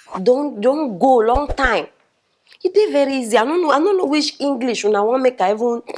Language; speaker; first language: Nigerian Pidgin; native; Nigerian Pidgin